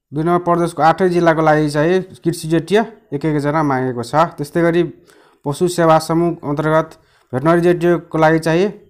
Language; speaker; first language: Nepali; non-native, local second language; Maithili